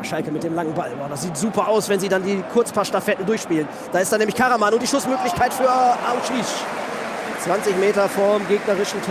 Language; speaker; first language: German; native; German